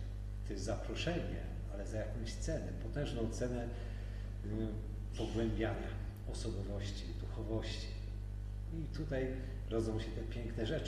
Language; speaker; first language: Polish; native; Polish